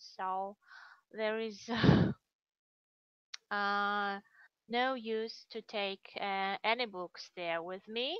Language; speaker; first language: English; non-native, fluent; Russian